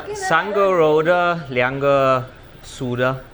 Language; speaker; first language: Chinese; non-native, learner; German